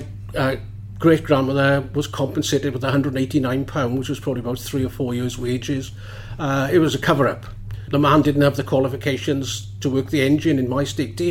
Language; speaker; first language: English; native; English